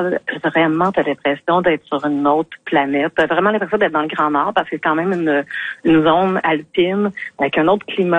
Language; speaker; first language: French; native; French